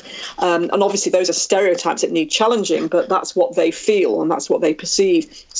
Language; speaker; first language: English; native; English